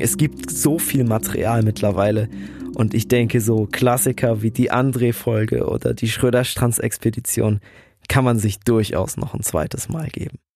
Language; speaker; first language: German; native; German